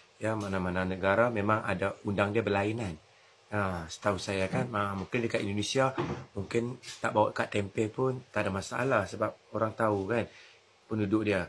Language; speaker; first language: Malay; native; Malay